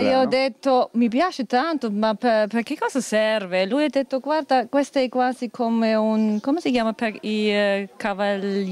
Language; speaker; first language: Italian; non-native, fluent; German